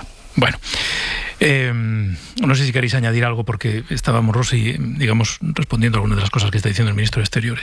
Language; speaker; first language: Spanish; native; Spanish